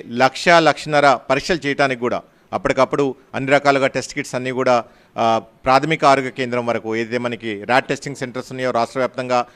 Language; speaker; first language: Telugu; native; Telugu